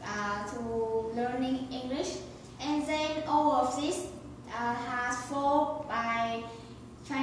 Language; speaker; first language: English; non-native, learner; Vietnamese